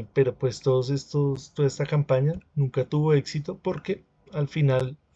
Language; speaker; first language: Spanish; native; Spanish